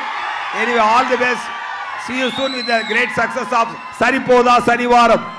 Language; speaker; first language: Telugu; non-native, local second language; Tamil